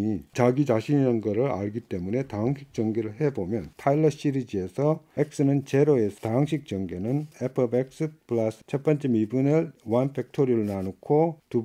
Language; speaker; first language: Korean; native; Korean